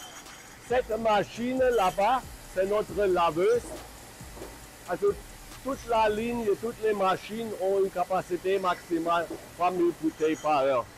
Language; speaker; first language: French; non-native, fluent; German